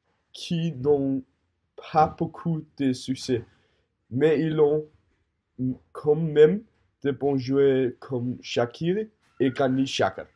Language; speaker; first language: French; non-native, learner; Danish